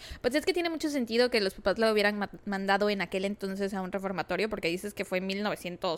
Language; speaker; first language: Spanish; native; Spanish